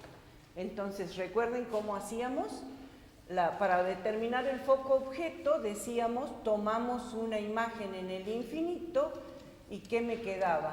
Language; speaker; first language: Spanish; native; Spanish